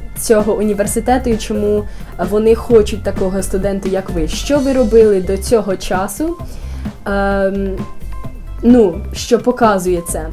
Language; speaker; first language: Ukrainian; early bilingual, heritage; Ukrainian